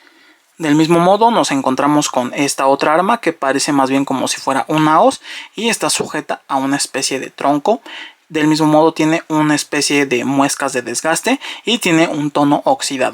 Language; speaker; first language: Spanish; native; Spanish